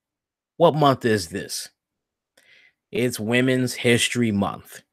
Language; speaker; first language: English; native; English